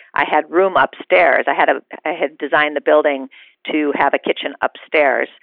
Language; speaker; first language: English; native; English